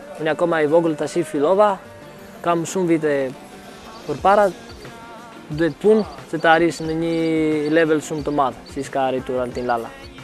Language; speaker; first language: Albanian; early bilingual, heritage; Albanian